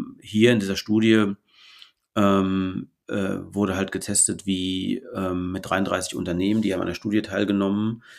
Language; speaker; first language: German; native; German